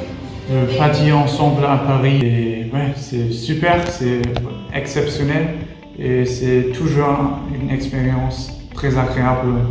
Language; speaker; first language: French; non-native, fluent; German